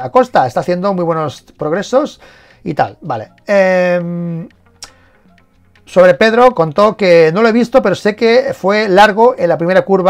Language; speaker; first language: Spanish; native; Spanish